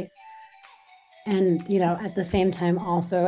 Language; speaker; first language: English; non-native, fluent; German